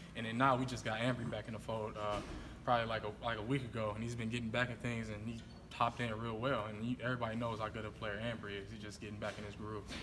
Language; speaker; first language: English; native; English